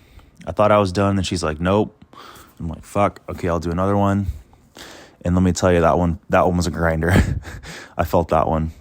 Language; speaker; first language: English; native; English